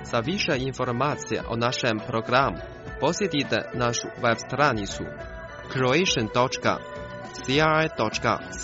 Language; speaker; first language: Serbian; non-native, fluent; Chinese